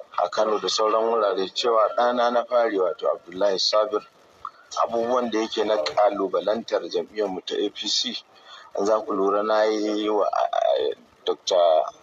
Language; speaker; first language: Hausa; native; Hausa